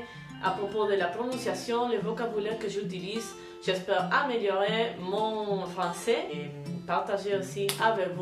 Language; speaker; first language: French; non-native, learner; Spanish